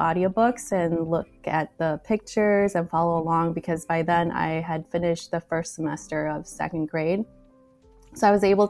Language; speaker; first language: English; native; English